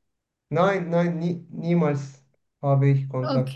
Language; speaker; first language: German; non-native, learner; Turkish